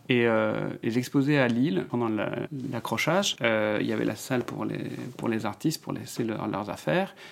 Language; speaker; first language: French; non-native, fluent; Spanish